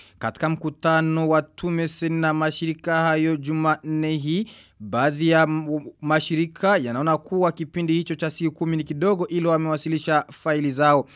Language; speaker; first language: Swahili; non-native, local second language; Rundi